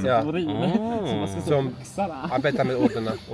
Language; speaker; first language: Swedish; non-native, fluent; Icelandic